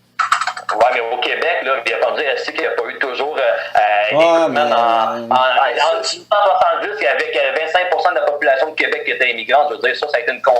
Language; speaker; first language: French; native; French